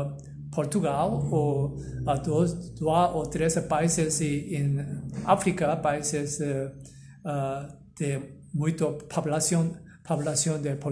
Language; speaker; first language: Portuguese; non-native, learner; Korean